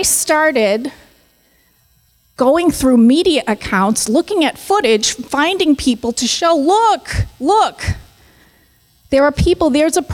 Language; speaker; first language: English; native; English